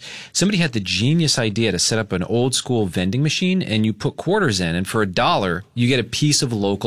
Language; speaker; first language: English; native; English